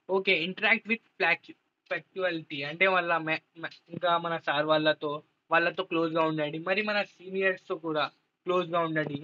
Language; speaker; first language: Telugu; non-native, local second language; Urdu